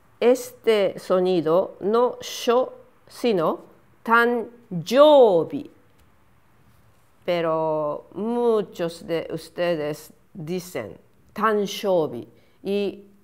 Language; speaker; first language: Spanish; non-native, fluent; Japanese